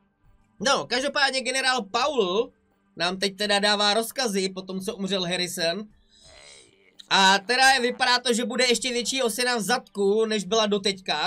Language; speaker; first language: Czech; native; Czech